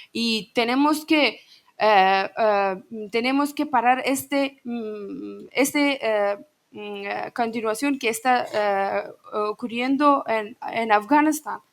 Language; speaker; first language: Spanish; non-native, learner; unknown